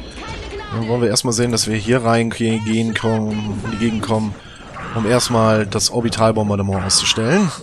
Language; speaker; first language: German; native; German